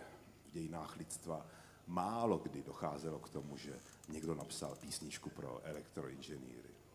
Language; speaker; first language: Czech; native; Czech